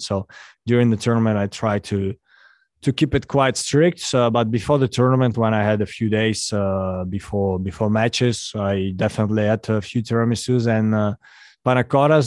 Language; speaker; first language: English; non-native, fluent; Russian